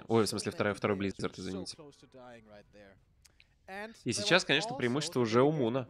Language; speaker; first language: Russian; native; Russian